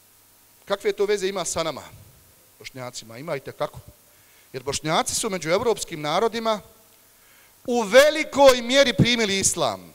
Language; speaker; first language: Serbian; native; Serbian